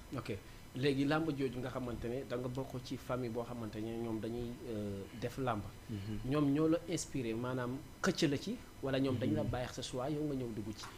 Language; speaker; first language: Wolof; non-native, local second language; Serer